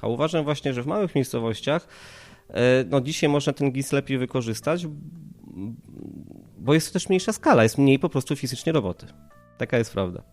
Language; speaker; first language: Polish; native; Polish